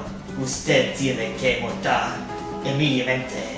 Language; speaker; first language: Spanish; non-native, learner; English